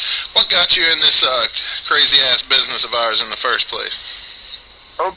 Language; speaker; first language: English; native; English